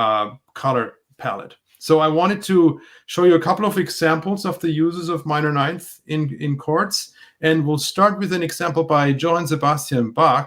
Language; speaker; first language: English; non-native, fluent; German